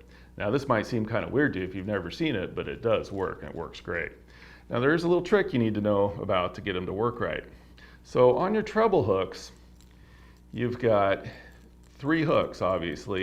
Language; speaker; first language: English; native; English